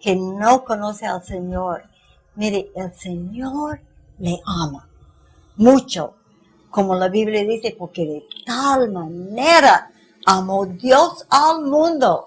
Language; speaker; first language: Spanish; non-native, fluent; English